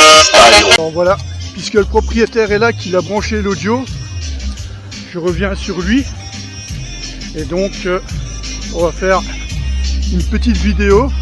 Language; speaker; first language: French; native; French